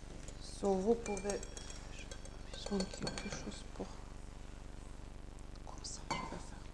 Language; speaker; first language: French; non-native, learner; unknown